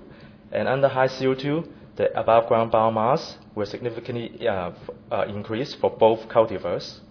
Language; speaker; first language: English; non-native, fluent; Chinese